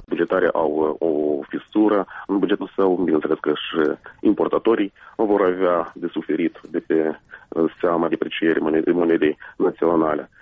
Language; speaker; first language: Romanian; native; Romanian